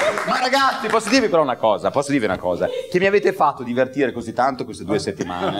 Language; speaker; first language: Italian; native; Italian